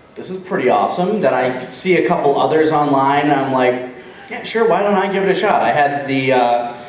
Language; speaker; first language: English; native; English